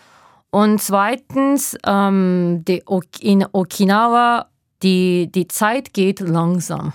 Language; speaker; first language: German; non-native, fluent; Japanese